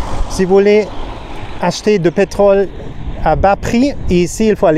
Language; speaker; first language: French; non-native, learner; German